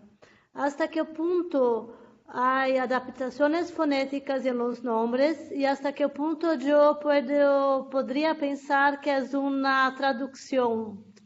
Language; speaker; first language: Spanish; non-native, fluent; Portuguese